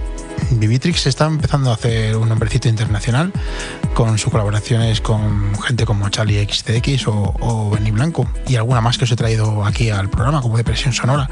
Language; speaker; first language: Spanish; native; Spanish